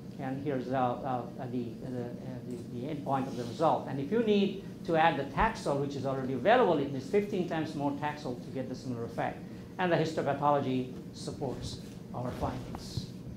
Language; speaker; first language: English; non-native, local second language; Bangla